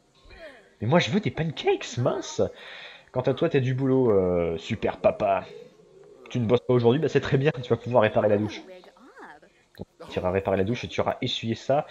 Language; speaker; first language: French; native; French